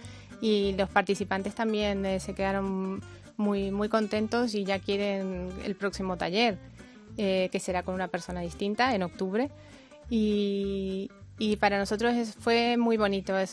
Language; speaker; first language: Spanish; native; Spanish